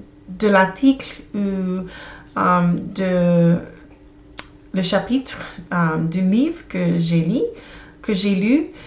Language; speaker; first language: French; non-native, learner; English